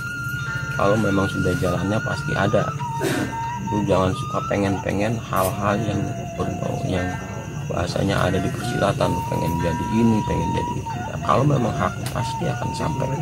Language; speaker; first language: Indonesian; native; Indonesian